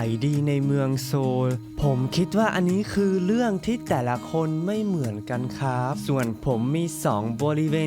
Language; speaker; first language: Thai; non-native, fluent; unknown